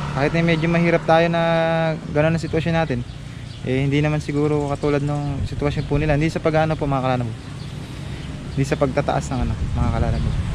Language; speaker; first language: Filipino; native; Filipino